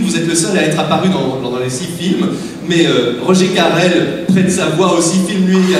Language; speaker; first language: French; native; French